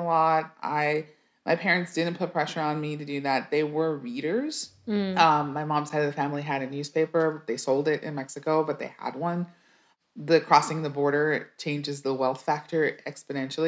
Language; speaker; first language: English; native; English